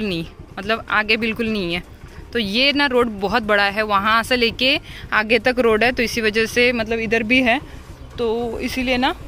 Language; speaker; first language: Hindi; native; Hindi